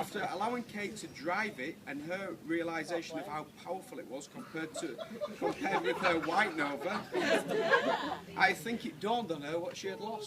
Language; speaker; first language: English; native; English